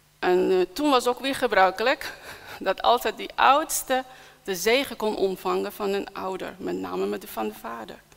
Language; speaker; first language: Dutch; non-native, fluent; Persian